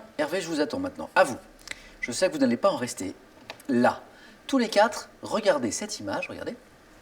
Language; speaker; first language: French; native; French